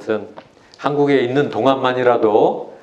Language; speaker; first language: Korean; native; Korean